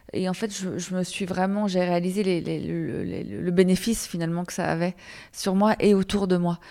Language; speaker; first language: French; native; French